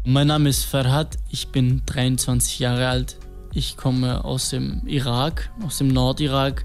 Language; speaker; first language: German; non-native, fluent; Kurdish